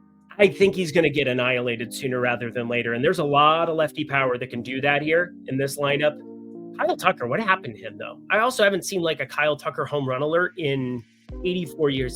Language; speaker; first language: English; native; English